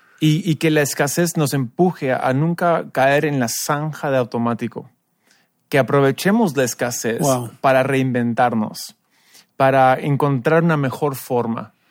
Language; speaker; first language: Spanish; early bilingual, other home language; English